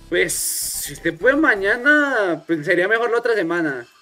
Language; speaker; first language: Spanish; native; Spanish